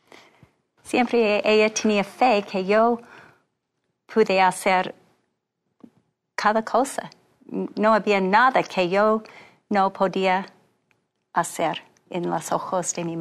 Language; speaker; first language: Spanish; non-native, fluent; English